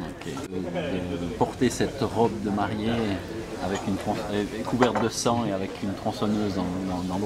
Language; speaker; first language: French; native; French